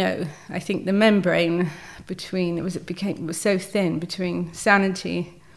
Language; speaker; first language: English; native; English